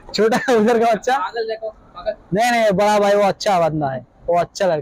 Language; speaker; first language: Hindi; non-native, fluent; Bangla